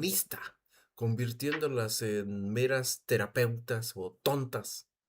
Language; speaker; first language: Spanish; native; Spanish